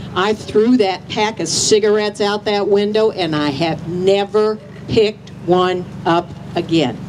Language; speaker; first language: English; native; English